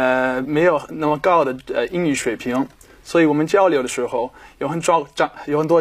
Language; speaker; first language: Chinese; non-native, fluent; German